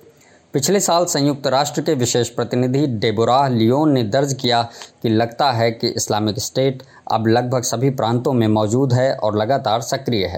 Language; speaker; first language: Hindi; native; Hindi